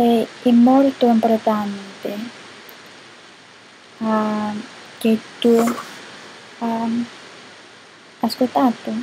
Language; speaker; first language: Italian; non-native, learner; English